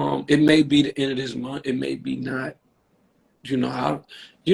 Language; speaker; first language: English; native; English